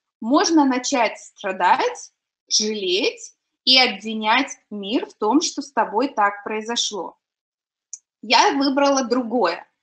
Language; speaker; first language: Russian; native; Russian